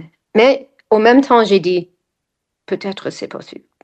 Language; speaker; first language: French; non-native, fluent; English